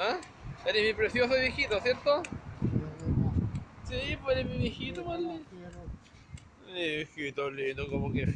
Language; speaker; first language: Spanish; native; Spanish